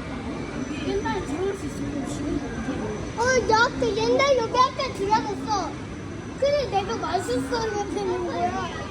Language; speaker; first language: Korean; early bilingual, other home language; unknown